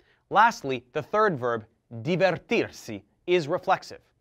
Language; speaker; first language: English; early bilingual, other home language; Italian